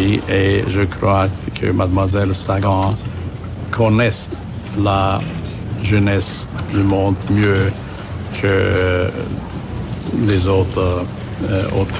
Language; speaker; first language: French; non-native, fluent; German